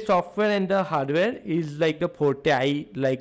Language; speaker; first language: English; non-native, local second language; Gujarati